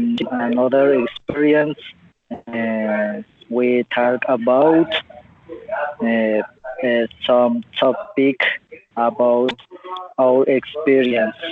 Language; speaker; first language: English; non-native, learner; Spanish